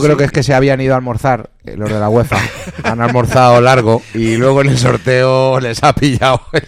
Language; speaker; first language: Spanish; native; Spanish